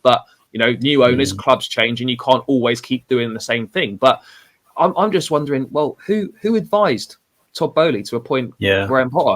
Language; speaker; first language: English; native; English